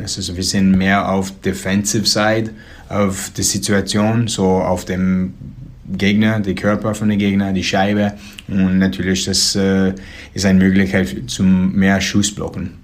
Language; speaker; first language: German; non-native, learner; English